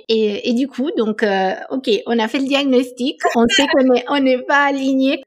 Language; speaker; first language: French; non-native, fluent; Romanian